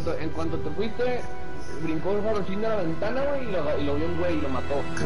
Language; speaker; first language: Spanish; early bilingual, heritage; Spanish